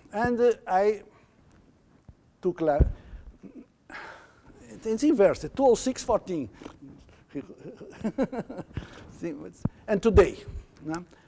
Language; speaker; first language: English; non-native, fluent; Portuguese